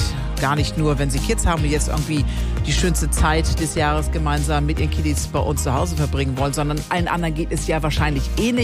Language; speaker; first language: German; native; German